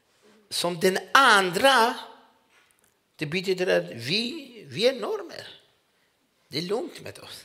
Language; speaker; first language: Swedish; non-native, fluent; Persian